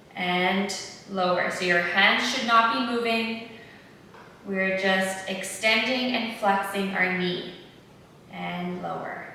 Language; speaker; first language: English; native; English